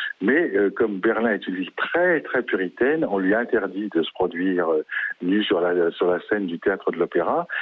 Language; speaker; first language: French; native; French